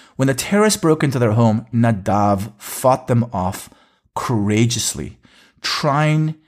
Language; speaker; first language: English; early bilingual, other home language; Hebrew